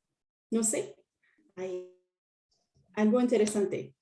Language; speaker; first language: Spanish; non-native, learner; French